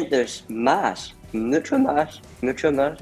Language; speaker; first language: Spanish; early bilingual, heritage; Spanish